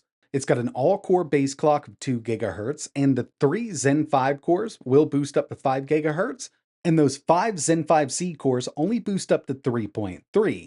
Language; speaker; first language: English; native; English